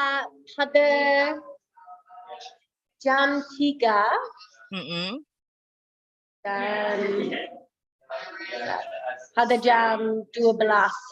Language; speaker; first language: Indonesian; non-native, fluent; English